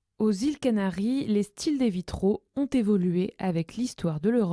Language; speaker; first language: French; native; French